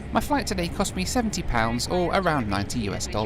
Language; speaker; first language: English; native; English